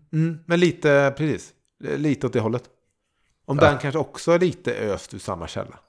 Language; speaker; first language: Swedish; native; Swedish